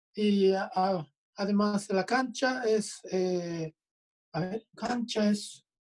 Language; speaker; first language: Spanish; non-native, fluent; Japanese